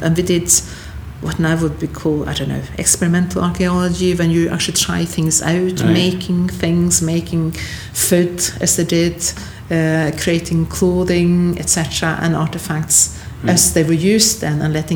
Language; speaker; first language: English; non-native, fluent; Swedish